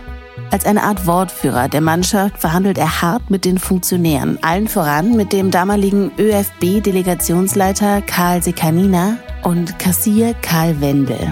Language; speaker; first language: German; native; German